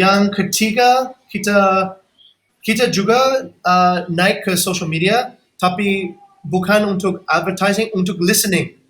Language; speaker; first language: Indonesian; non-native, fluent; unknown